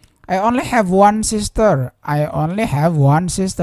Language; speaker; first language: English; non-native, fluent; Indonesian